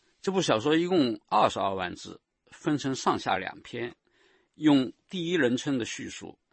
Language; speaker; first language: Chinese; native; Chinese